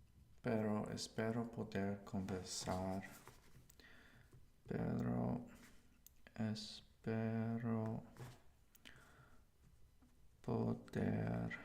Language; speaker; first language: Spanish; non-native, learner; English